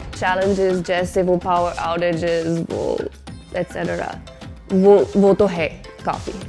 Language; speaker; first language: Urdu; non-native, learner; English